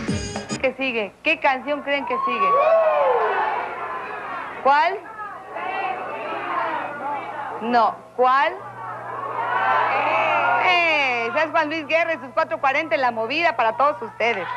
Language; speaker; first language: Spanish; native; Spanish